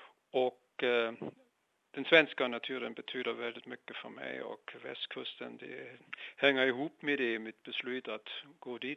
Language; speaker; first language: Swedish; non-native, fluent; German